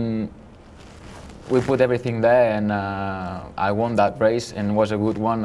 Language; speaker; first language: English; non-native, fluent; Spanish